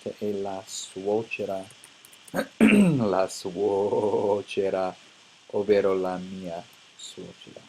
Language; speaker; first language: Italian; non-native, fluent; English